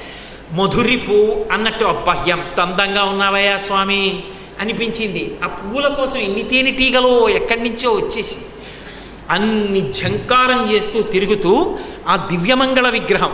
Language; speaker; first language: Telugu; native; Telugu